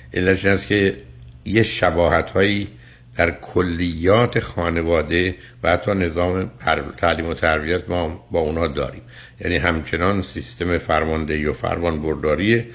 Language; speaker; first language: Persian; native; Persian